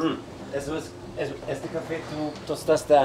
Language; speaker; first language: Spanish; non-native, fluent; Dutch